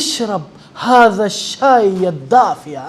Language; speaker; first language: Arabic; non-native, fluent; Urdu